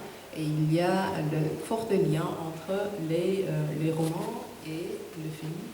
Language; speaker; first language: French; non-native, fluent; Korean